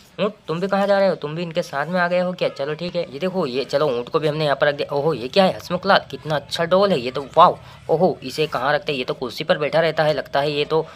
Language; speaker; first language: Hindi; native; Hindi